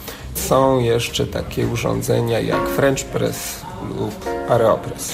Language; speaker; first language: Polish; native; Polish